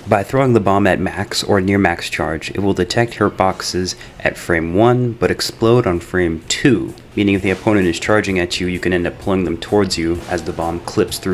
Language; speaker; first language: English; native; English